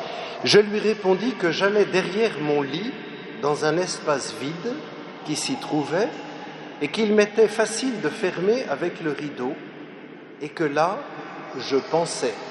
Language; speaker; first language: French; native; French